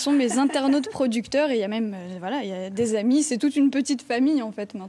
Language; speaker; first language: French; native; French